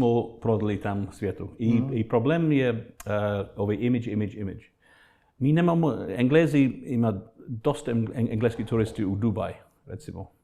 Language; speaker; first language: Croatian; non-native, fluent; English